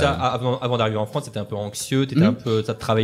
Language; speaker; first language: French; native; French